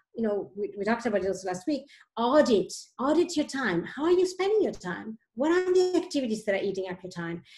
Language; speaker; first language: English; non-native, fluent; Italian